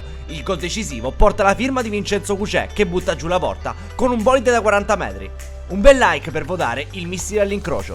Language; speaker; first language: Italian; native; Italian